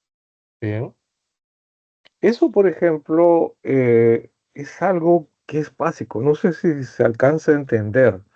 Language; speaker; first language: Spanish; native; Spanish